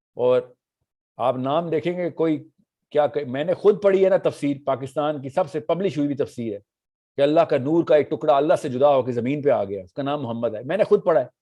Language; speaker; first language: Urdu; native; Urdu